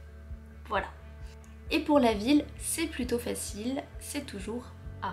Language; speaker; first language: French; native; French